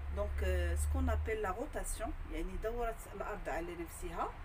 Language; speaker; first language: French; non-native, local second language; Arabic